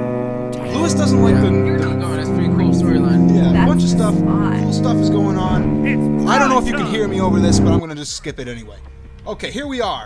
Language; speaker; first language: English; native; English